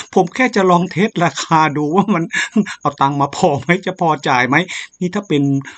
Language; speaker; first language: Thai; native; Thai